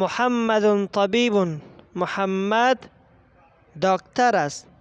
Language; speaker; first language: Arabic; non-native, fluent; Persian